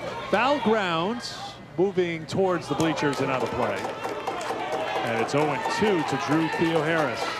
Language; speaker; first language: English; native; English